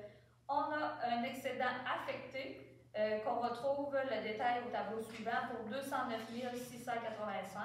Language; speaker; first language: French; native; French